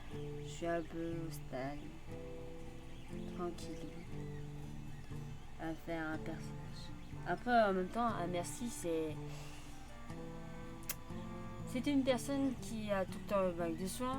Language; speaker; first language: French; native; French